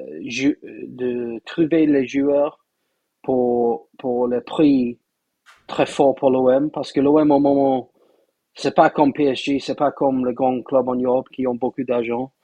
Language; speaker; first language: French; non-native, fluent; English